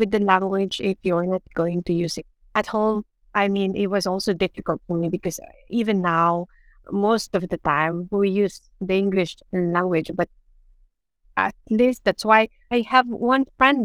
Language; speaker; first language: English; non-native, local second language; Iloko